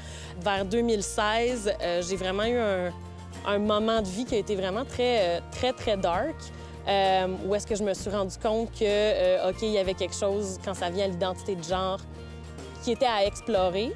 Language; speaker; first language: French; native; French